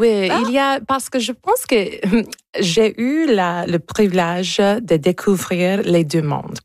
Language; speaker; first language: French; non-native, local second language; English